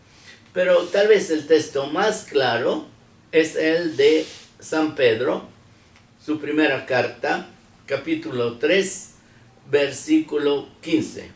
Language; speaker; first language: Spanish; non-native, fluent; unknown